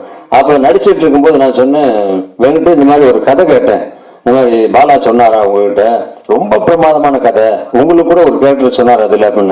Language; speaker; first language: Tamil; native; Tamil